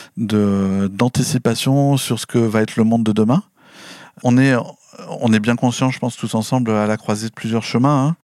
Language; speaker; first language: French; native; French